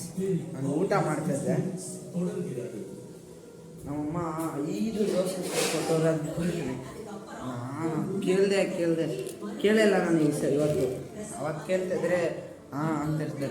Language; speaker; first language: Kannada; native; Kannada